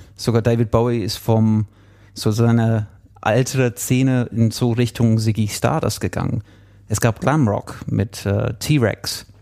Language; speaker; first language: German; non-native, fluent; English